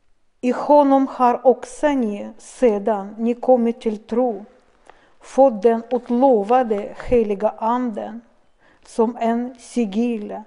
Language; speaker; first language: Swedish; non-native, fluent; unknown